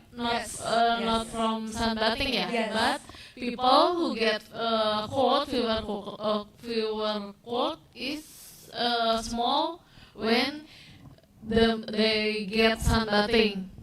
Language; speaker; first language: English; non-native, learner; Indonesian